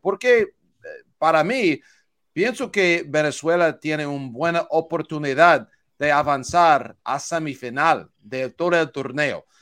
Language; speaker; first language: Spanish; non-native, learner; English